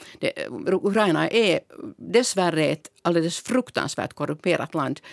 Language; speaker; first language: Swedish; native; Swedish